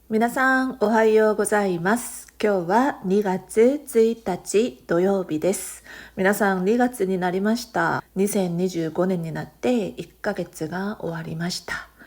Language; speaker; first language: Japanese; non-native, fluent; Korean